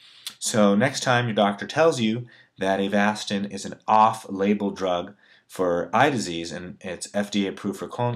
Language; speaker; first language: English; native; English